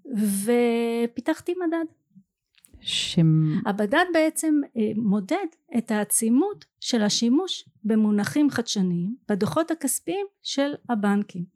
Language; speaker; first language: Hebrew; native; Hebrew